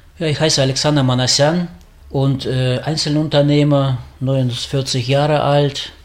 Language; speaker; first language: German; non-native, fluent; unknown